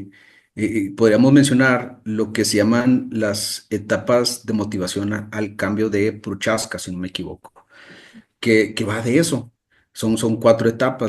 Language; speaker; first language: Spanish; native; Spanish